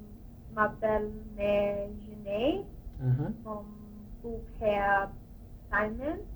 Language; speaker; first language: French; non-native, learner; English